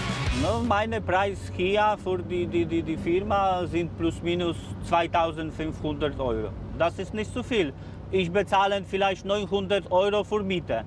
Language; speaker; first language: German; non-native, learner; Polish